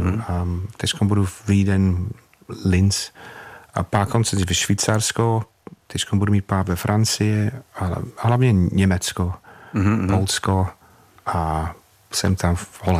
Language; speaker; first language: Czech; non-native, fluent; English